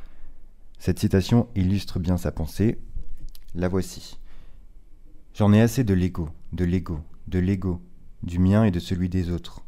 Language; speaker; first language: French; native; French